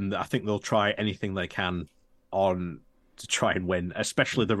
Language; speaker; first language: English; native; English